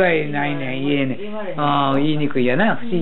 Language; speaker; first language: Japanese; native; Japanese